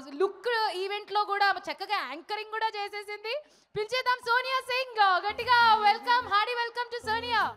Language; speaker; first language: Telugu; native; Telugu